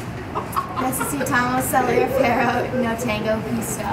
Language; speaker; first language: Spanish; non-native, learner; English